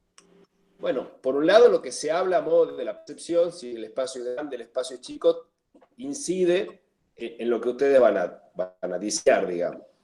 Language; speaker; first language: Spanish; native; Spanish